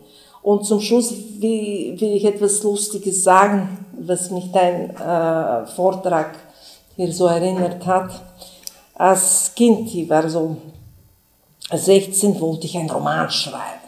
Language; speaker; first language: German; non-native, fluent; Bulgarian